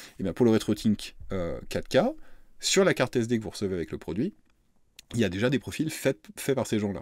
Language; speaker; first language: French; native; French